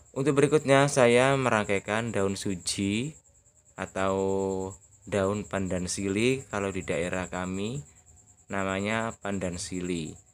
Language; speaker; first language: Indonesian; non-native, local second language; Javanese